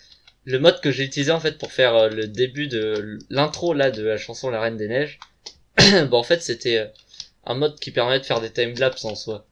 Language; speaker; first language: French; native; French